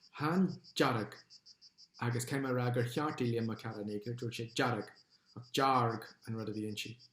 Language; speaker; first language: Irish; non-native, local second language; English